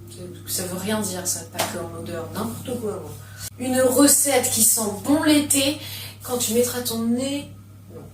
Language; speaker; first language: French; native; French